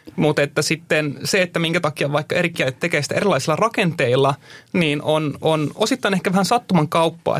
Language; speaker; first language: Finnish; native; Finnish